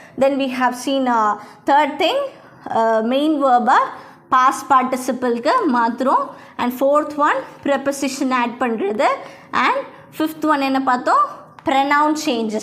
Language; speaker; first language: English; non-native, local second language; Tamil